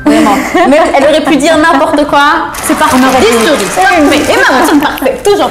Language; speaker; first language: French; native; French